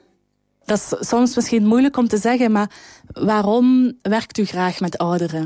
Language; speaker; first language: Dutch; native; Dutch